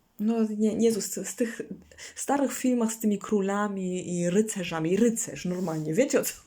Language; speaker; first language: Polish; non-native, learner; German